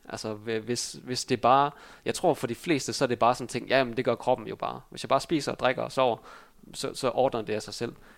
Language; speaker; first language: Danish; early bilingual, other home language; Vietnamese